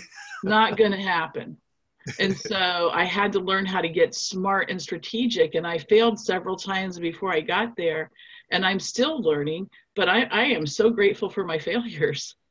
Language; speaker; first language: English; non-native, fluent; German